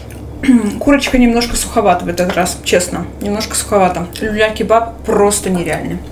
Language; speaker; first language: Russian; native; Russian